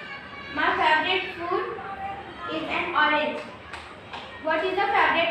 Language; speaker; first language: English; non-native, learner; Hindi